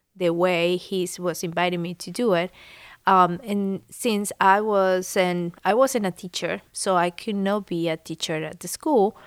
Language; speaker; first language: English; non-native, fluent; Spanish